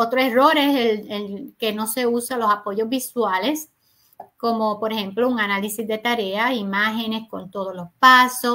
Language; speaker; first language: Spanish; native; Spanish